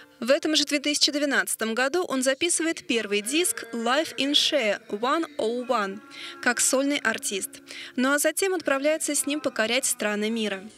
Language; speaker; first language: Russian; native; Russian